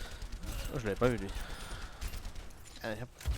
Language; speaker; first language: French; native; French